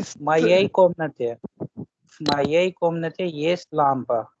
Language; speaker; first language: Russian; non-native, fluent; Hindi